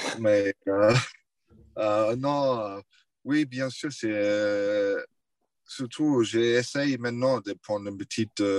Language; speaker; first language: French; non-native, fluent; English